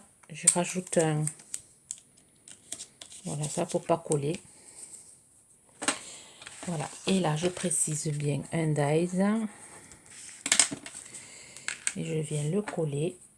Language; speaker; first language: French; native; French